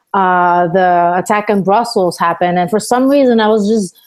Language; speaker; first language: English; early bilingual, other home language; Spanish